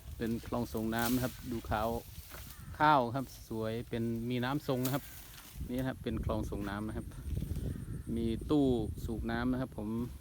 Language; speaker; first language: Thai; non-native, local second language; Northern Khmer